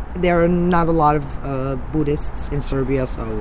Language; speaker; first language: English; non-native, fluent; Serbian